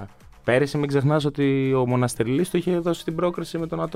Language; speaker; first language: Greek; native; Greek